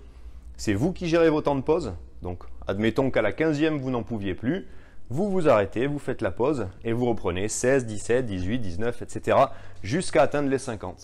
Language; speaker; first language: French; native; French